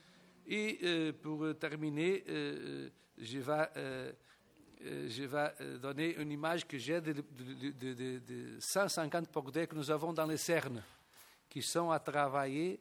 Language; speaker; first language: French; non-native, fluent; Portuguese